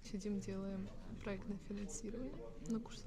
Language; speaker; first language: Russian; native; Russian